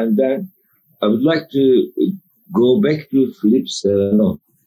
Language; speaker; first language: English; non-native, fluent; Turkish